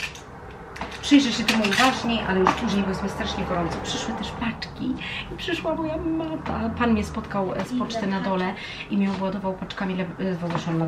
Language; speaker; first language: Polish; native; Polish